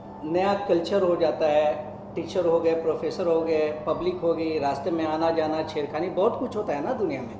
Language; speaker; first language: Hindi; native; Hindi